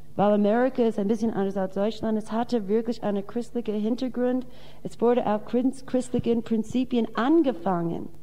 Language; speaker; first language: German; non-native, fluent; English